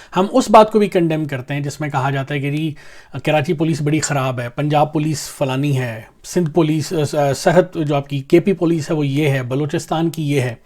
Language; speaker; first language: Urdu; non-native, local second language; Punjabi